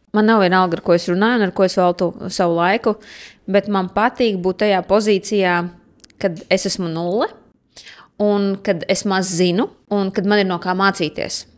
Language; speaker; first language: Latvian; native; Latvian